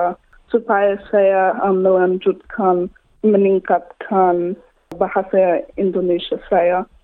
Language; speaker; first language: Indonesian; non-native, learner; English